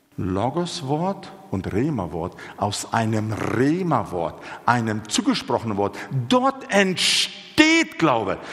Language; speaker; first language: German; non-native, fluent; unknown